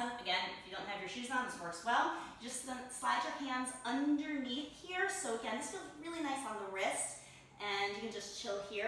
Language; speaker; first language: English; native; English